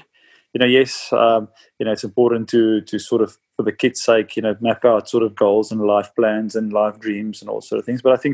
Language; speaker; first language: English; non-native, local second language; Afrikaans